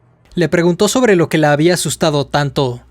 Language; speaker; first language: Spanish; native; Spanish